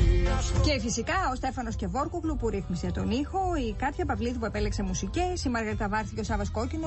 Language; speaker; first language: Greek; native; Greek